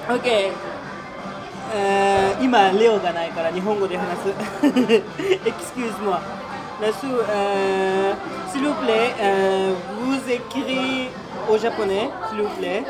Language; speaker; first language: French; non-native, learner; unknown